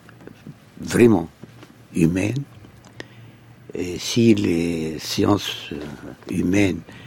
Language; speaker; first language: French; non-native, fluent; Arabic